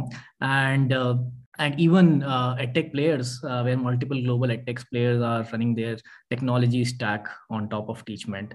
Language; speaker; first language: English; non-native, local second language; Hindi